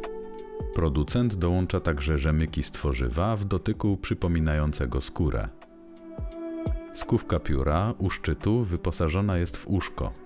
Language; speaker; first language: Polish; native; Polish